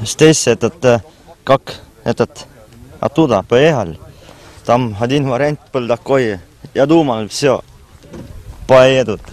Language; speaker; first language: Russian; non-native, learner; Latvian